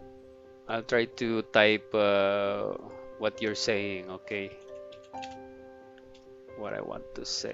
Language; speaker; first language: English; non-native, fluent; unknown